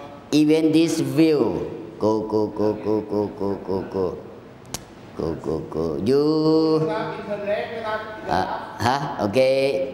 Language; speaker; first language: English; non-native, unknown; Thai